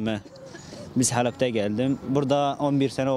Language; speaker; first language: Turkish; non-native, learner; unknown